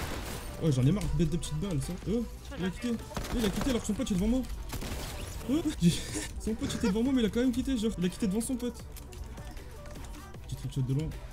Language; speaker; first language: French; native; French